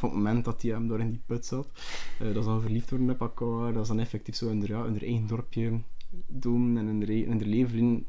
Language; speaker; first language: Dutch; native; Dutch